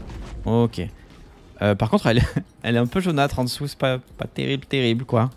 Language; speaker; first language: French; native; French